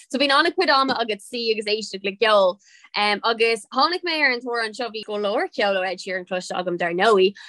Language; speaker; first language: Irish; non-native, local second language; English